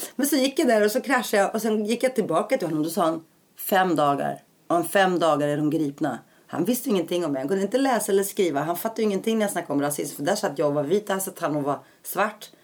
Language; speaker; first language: Swedish; early bilingual, other home language; Greek